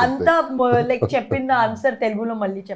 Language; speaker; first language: Telugu; non-native, learner; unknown